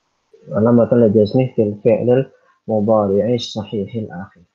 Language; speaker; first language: Arabic; non-native, fluent; Indonesian